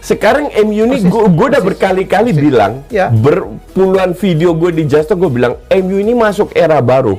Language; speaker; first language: Indonesian; native; Indonesian